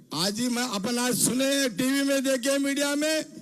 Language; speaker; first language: Hindi; non-native, local second language; Telugu